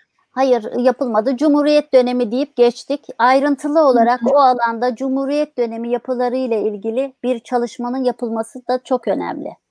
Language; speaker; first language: Turkish; native; Turkish